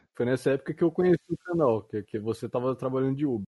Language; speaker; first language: Portuguese; native; Portuguese